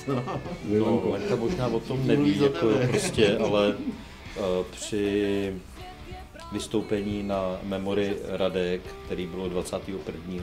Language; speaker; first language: Czech; native; Czech